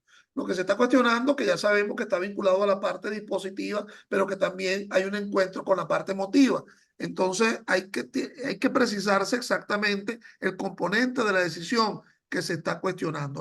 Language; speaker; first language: Spanish; native; Spanish